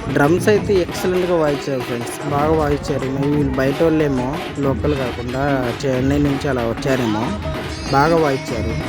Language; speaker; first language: Telugu; non-native, local second language; Urdu